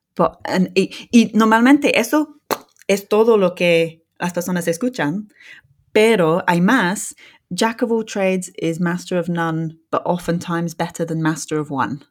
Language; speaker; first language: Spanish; non-native, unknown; English